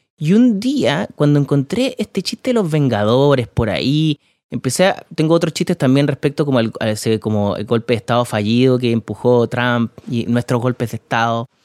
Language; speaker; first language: Spanish; native; Spanish